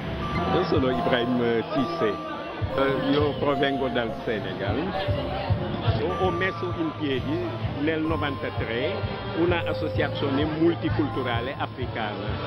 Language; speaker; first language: Italian; non-native, fluent; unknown